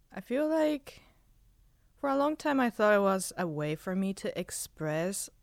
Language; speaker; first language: English; non-native, fluent; Spanish